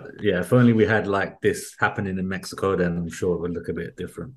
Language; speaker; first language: English; early bilingual, other home language; Spanish